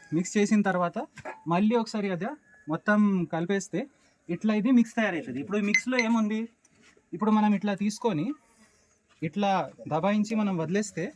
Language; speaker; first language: Telugu; non-native, local second language; Marathi